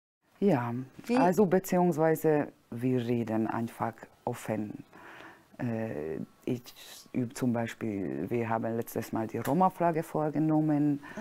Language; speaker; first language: German; non-native, fluent; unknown